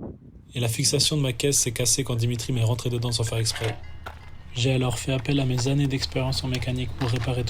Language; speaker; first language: French; native; French